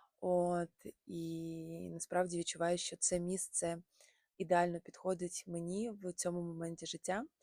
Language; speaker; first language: Ukrainian; non-native, local second language; Russian